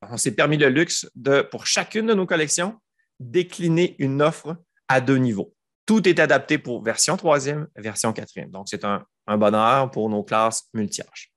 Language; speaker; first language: French; native; French